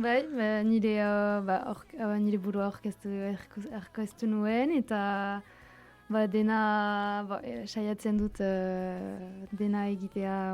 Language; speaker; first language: Basque; non-native, local second language; French